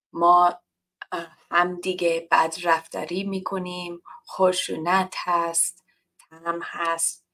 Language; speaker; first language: Persian; non-native, learner; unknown